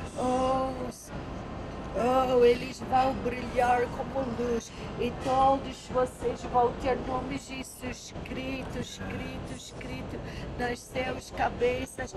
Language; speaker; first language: Portuguese; non-native, learner; English